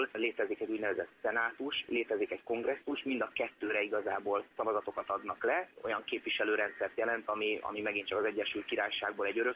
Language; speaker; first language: Hungarian; native; Hungarian